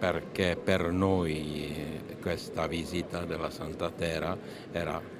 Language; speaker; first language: Italian; non-native, fluent; Czech